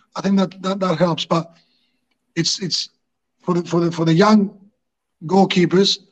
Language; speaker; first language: English; non-native, fluent; Greek